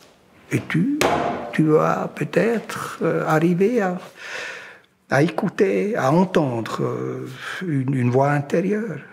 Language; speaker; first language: French; non-native, local second language; German